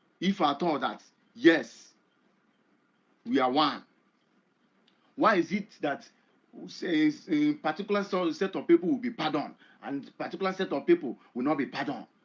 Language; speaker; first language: Nigerian Pidgin; non-native, local second language; Igbo